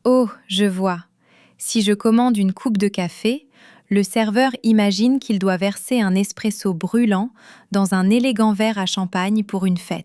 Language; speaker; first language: French; non-native, fluent; English